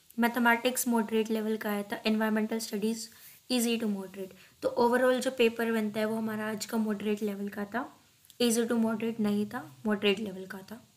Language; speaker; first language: Hindi; native; Hindi